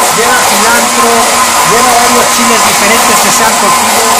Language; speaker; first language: Spanish; native; Spanish